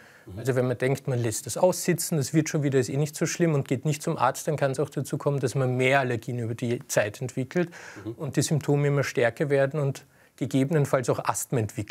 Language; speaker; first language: German; native; German